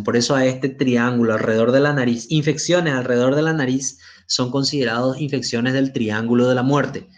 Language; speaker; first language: Spanish; native; Spanish